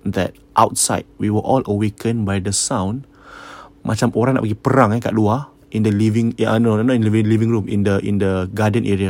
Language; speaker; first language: English; native; English